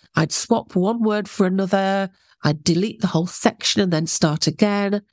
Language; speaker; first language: English; native; English